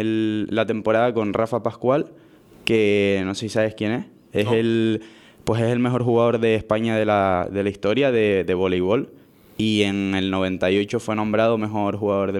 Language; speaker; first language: Spanish; native; Spanish